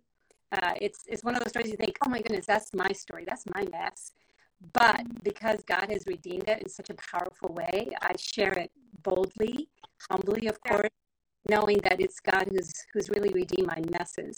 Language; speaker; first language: English; non-native, fluent; Spanish